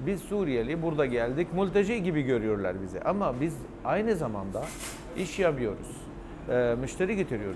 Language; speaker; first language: Turkish; non-native, fluent; Arabic